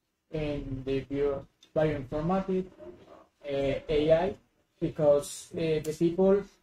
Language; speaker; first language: English; non-native, learner; Spanish